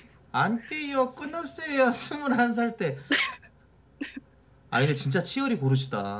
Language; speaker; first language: Korean; native; Korean